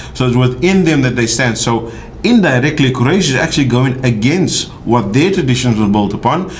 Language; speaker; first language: English; native; English